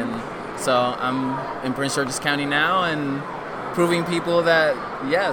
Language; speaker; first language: English; early bilingual, other home language; Spanish